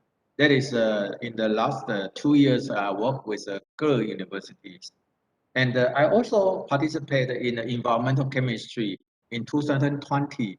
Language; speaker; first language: English; non-native, fluent; Thai